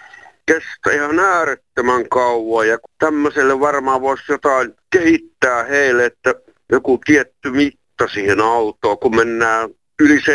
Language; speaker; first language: Finnish; native; Finnish